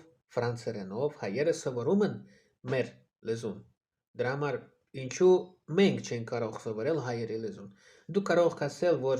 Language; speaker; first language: Armenian; non-native, fluent; Russian